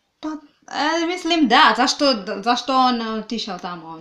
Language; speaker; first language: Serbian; non-native, learner; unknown